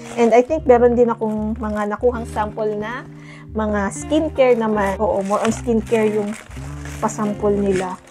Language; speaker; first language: Filipino; non-native, local second language; Cebuano